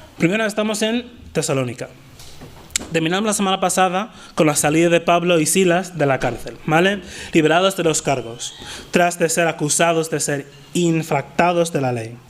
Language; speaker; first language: Spanish; non-native, fluent; English